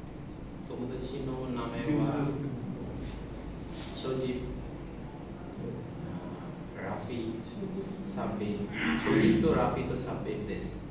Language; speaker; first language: Japanese; non-native, learner; Bangla